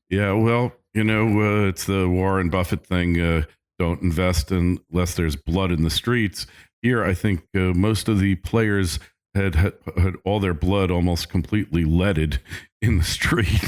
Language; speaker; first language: English; native; English